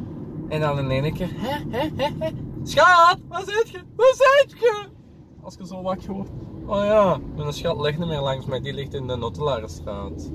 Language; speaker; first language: Dutch; native; Dutch